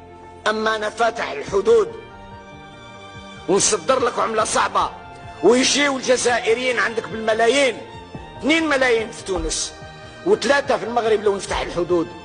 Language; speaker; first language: Arabic; native; Arabic